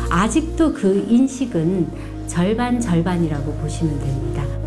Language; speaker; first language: Korean; native; Korean